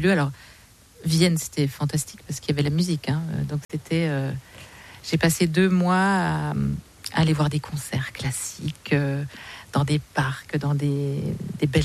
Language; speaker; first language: French; native; French